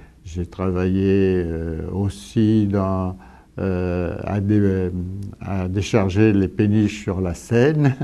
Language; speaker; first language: French; early bilingual, other home language; Italian